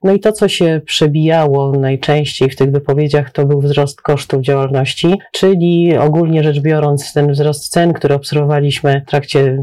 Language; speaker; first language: Polish; native; Polish